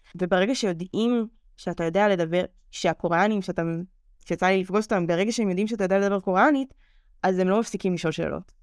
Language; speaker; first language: Hebrew; native; Hebrew